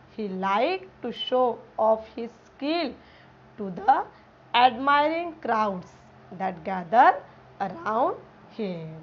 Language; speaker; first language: English; non-native, local second language; Marathi